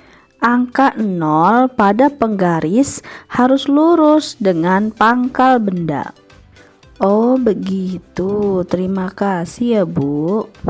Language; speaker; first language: Indonesian; native; Indonesian